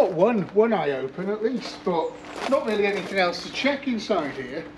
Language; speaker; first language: English; native; English